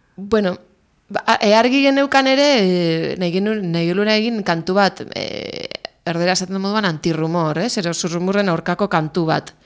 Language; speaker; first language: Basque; non-native, local second language; Spanish